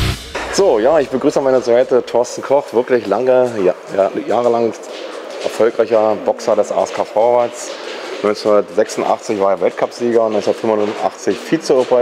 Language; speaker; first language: German; native; German